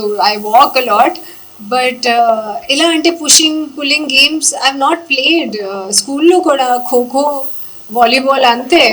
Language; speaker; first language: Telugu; non-native, learner; Hindi